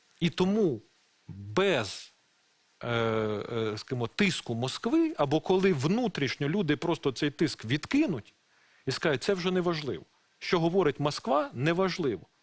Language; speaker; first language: Ukrainian; non-native, local second language; Russian